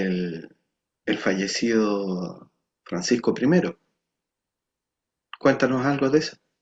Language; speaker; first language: Spanish; native; Spanish